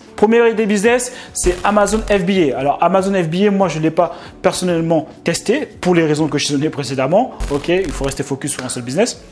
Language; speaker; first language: French; native; French